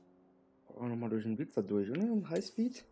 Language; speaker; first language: German; native; German